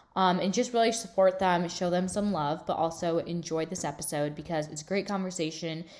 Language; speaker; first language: English; native; English